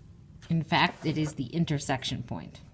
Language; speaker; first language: English; native; English